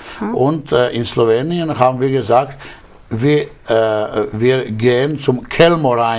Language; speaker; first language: German; non-native, learner; Slovenian